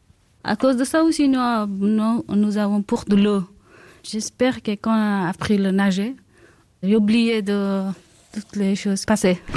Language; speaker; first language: French; non-native, learner; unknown